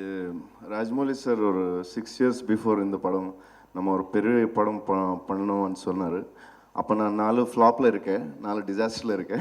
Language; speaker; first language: Tamil; non-native, local second language; Telugu